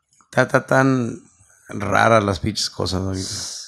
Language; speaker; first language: Spanish; early bilingual, heritage; Spanish